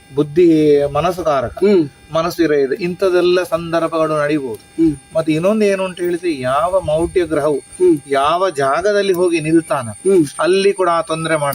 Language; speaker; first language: Kannada; native; Kannada